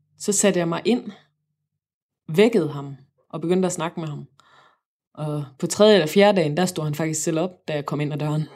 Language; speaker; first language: Danish; native; Danish